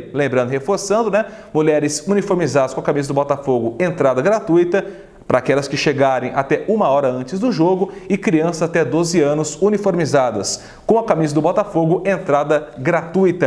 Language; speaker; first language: Portuguese; native; Portuguese